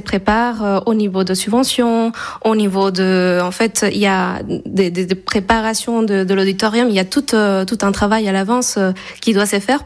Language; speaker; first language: French; non-native, fluent; Spanish